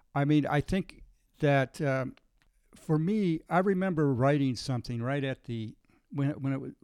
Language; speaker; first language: English; native; English